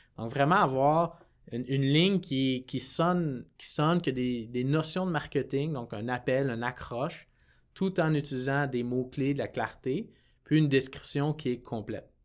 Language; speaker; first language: French; native; French